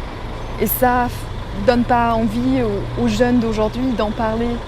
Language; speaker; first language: French; non-native, fluent; German